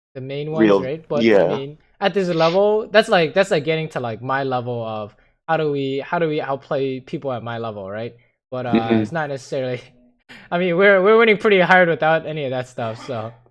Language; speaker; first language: English; native; English